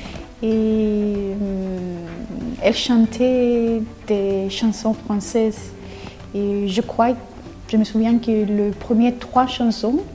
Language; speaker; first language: French; non-native, fluent; Greek